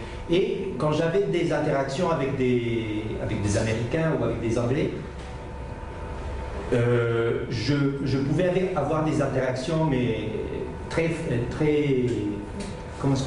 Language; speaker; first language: French; native; French